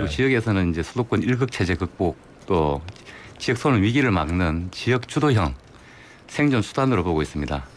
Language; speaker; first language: Korean; native; Korean